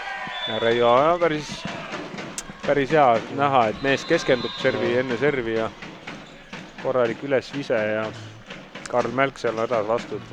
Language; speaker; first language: Estonian; native; Estonian